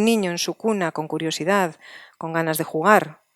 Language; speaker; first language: Spanish; native; Spanish